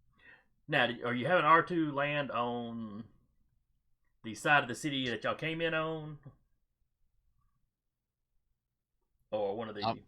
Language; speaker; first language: English; native; English